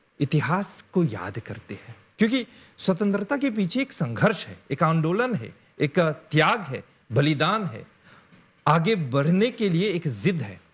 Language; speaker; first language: Hindi; non-native, local second language; Morisyen